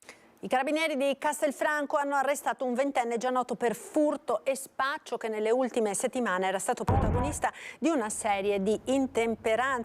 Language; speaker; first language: Italian; native; Italian